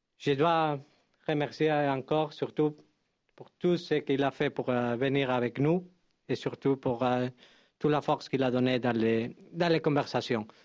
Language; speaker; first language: French; non-native, fluent; Spanish